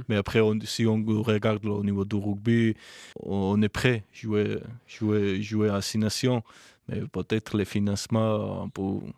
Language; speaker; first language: French; non-native, learner; Georgian